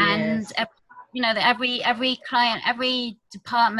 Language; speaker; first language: English; native; English